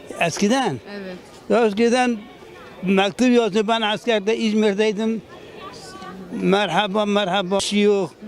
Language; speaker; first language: Turkish; non-native, local second language; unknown